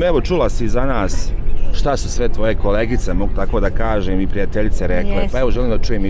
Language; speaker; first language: Bosnian; native; Bosnian